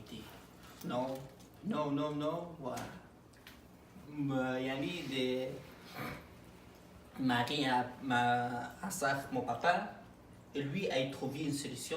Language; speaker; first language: French; non-native, learner; Arabic